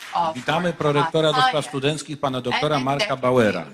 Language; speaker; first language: Polish; native; Polish